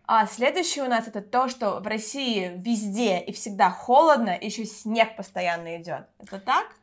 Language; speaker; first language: Russian; native; Russian